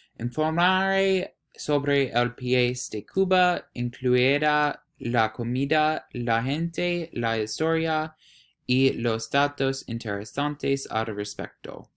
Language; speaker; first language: Spanish; non-native, learner; English